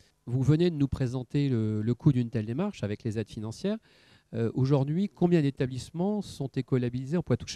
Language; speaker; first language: French; native; French